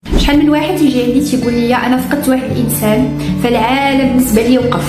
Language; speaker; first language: Arabic; native; Arabic